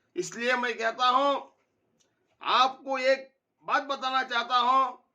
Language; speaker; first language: Hindi; native; Hindi